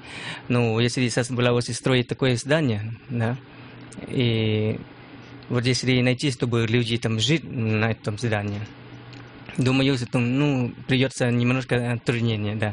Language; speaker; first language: Russian; non-native, learner; Lao